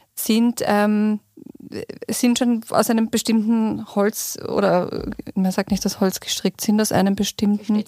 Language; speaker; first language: German; native; German